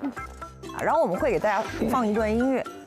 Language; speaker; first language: Chinese; native; Chinese